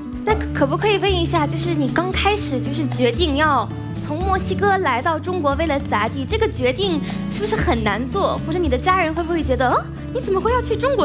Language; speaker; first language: Chinese; native; Chinese